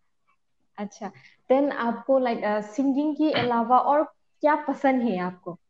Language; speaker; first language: Hindi; non-native, local second language; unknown